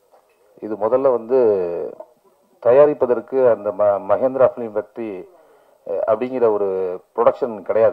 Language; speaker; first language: Tamil; native; Tamil